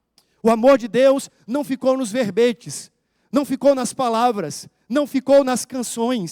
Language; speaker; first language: Portuguese; native; Portuguese